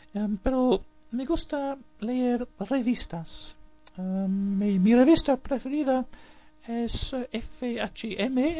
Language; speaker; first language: Spanish; non-native, learner; English